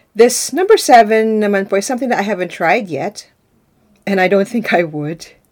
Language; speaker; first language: English; non-native, local second language; Filipino